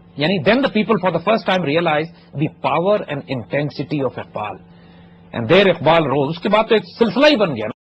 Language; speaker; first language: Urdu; native; Urdu